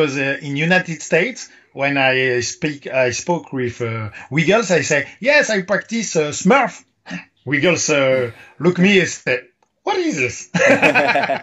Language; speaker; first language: English; non-native, learner; French